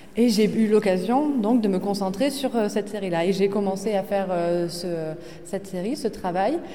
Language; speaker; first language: French; native; French